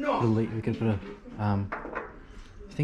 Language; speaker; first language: English; native; English